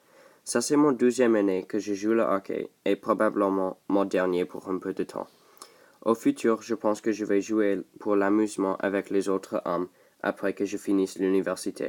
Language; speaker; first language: French; non-native, local second language; English